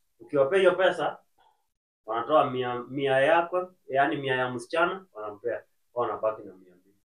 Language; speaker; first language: Swahili; native; Swahili